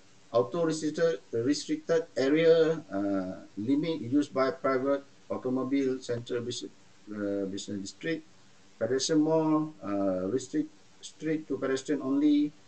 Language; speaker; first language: English; non-native, local second language; Malay